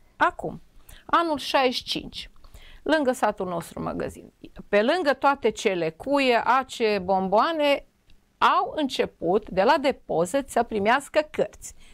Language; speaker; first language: Romanian; non-native, local second language; Serbian